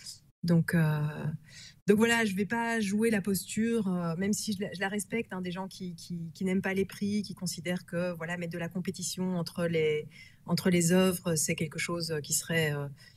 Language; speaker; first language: French; native; French